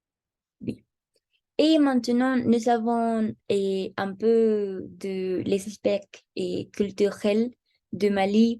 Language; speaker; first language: French; non-native, learner; Spanish